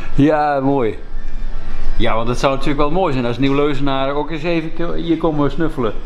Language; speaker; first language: Dutch; native; Dutch